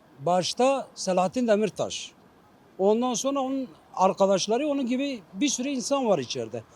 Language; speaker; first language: Turkish; non-native, local second language; Kurdish